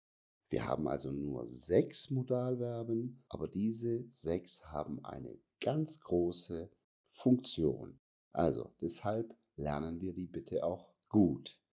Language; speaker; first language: German; non-native, fluent; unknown